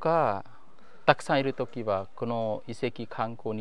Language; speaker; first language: Japanese; non-native, fluent; Khmer